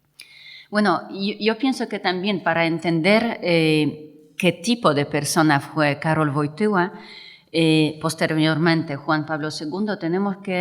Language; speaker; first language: Spanish; non-native, fluent; Polish